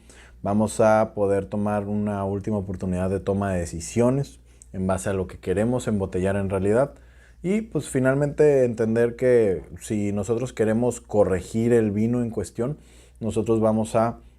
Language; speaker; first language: Spanish; native; Spanish